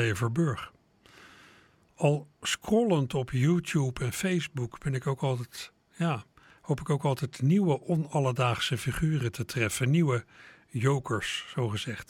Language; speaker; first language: Dutch; native; Dutch